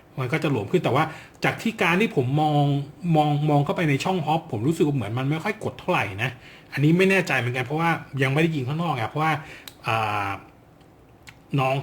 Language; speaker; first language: Thai; native; Thai